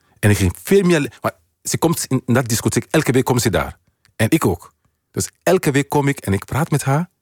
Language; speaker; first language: Dutch; non-native, fluent; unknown